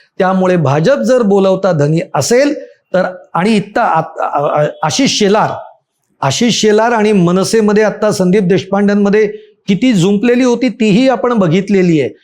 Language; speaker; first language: Marathi; native; Marathi